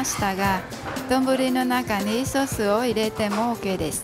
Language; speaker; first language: Japanese; non-native, fluent; Vietnamese